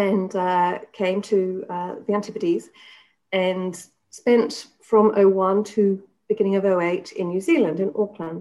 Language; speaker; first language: English; native; English